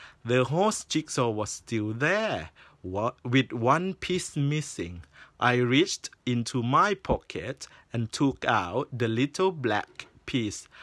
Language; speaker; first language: English; non-native, fluent; Thai